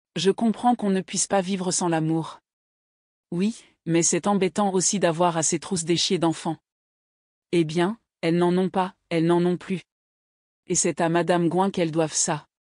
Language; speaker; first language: French; native; French